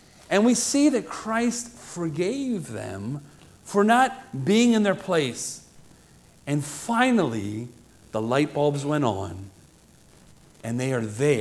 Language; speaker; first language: English; native; English